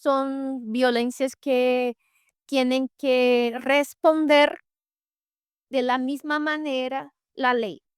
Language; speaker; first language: Spanish; non-native, fluent; Portuguese